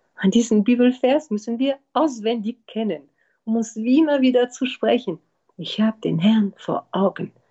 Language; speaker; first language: German; non-native, fluent; French